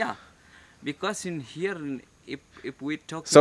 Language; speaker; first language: English; non-native, learner; Indonesian